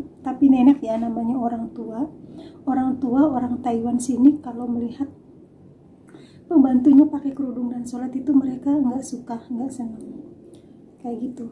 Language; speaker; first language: Indonesian; non-native, local second language; Javanese